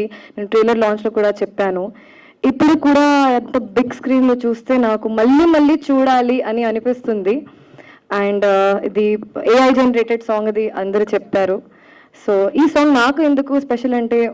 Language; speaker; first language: Telugu; non-native, fluent; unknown